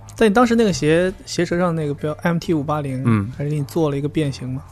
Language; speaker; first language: Chinese; native; Chinese